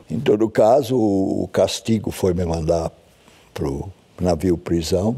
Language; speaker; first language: Portuguese; early bilingual, other home language; German